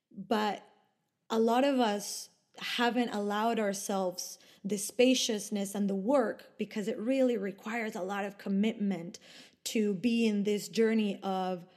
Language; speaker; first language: English; non-native, fluent; Spanish